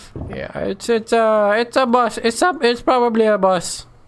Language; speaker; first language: English; non-native, local second language; Malay